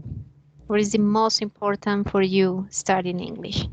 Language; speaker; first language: English; non-native, learner; Spanish